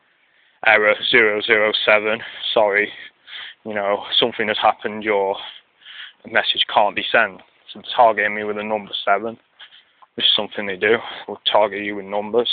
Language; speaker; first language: English; native; English